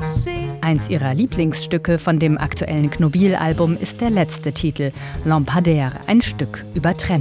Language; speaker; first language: German; native; German